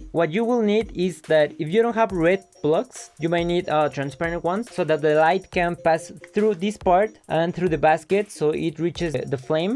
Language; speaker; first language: English; non-native, local second language; Spanish